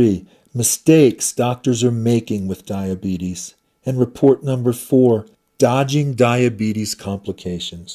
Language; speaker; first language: English; native; English